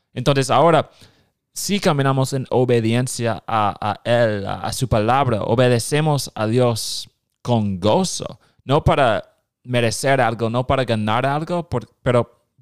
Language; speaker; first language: Spanish; non-native, fluent; English